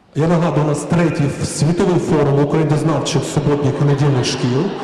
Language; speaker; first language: Ukrainian; native; Ukrainian